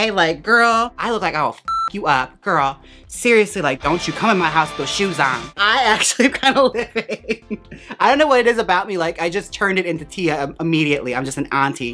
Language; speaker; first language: English; native; English